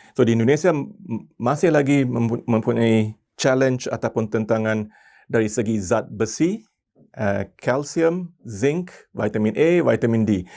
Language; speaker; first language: Malay; non-native, local second language; Tamil